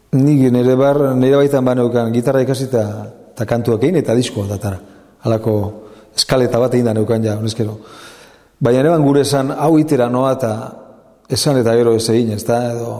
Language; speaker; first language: Basque; native; Basque